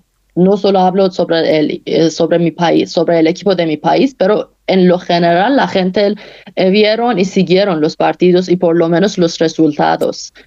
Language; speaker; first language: Spanish; non-native, fluent; Persian